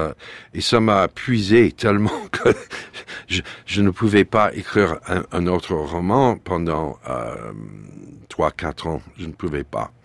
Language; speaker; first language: French; non-native, fluent; English